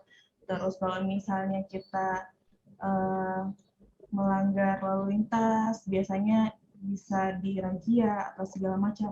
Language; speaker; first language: Indonesian; native; Indonesian